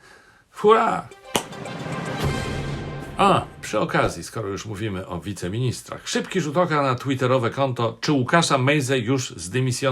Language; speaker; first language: Polish; native; Polish